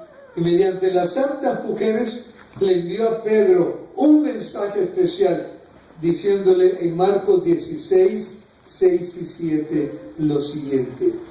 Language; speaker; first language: Spanish; native; Spanish